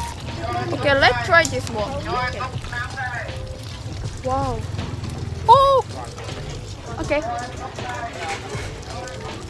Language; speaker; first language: English; non-native, learner; Korean